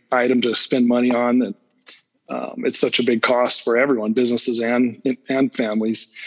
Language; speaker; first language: English; native; English